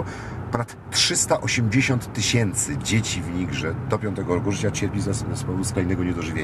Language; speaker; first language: Polish; native; Polish